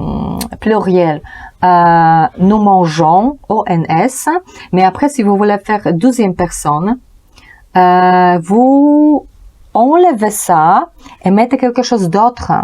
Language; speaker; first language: French; non-native, learner; Polish